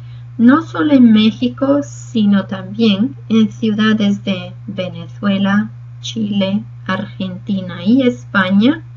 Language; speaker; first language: Spanish; non-native, fluent; Portuguese